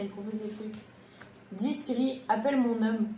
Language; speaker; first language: French; native; French